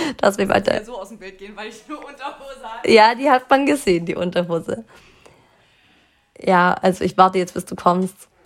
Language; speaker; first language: German; native; German